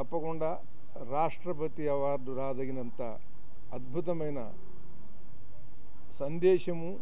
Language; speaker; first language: Telugu; native; Telugu